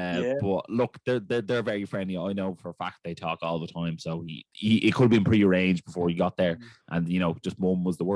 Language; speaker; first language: English; native; English